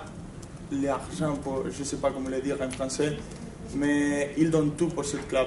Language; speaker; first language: French; non-native, fluent; Spanish